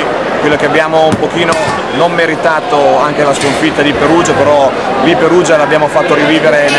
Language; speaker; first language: Italian; native; Italian